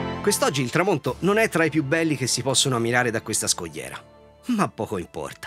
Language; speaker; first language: Italian; native; Italian